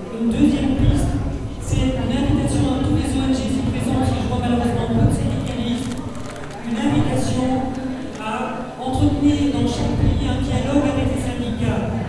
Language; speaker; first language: French; native; French